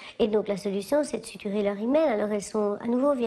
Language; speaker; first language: French; native; French